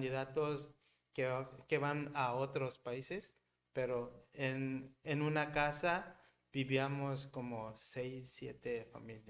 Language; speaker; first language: Spanish; non-native, learner; Korean